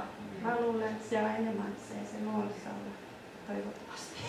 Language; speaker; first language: Finnish; non-native, fluent; Icelandic